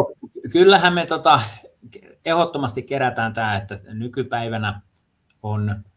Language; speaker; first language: Finnish; native; Finnish